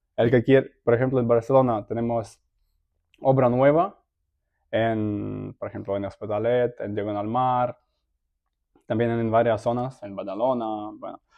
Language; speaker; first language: Spanish; non-native, fluent; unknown